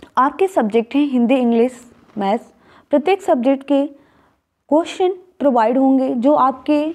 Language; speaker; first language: Hindi; native; Hindi